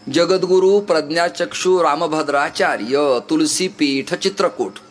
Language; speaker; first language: Hindi; non-native, local second language; Marathi